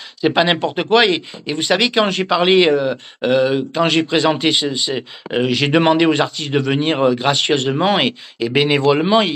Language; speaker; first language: French; native; French